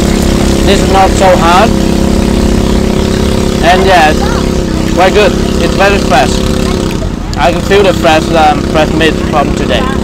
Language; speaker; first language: English; non-native, fluent; Vietnamese